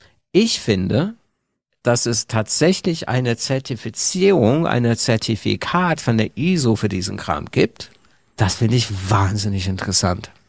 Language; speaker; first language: German; non-native, fluent; English